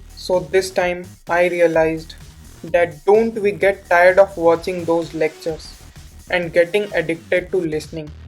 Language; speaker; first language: English; non-native, local second language; Hindi